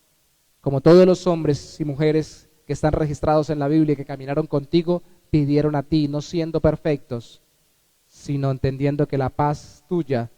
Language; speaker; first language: Spanish; native; Spanish